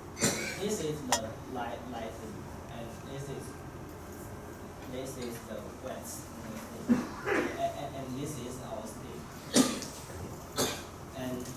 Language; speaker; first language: English; non-native, learner; Chinese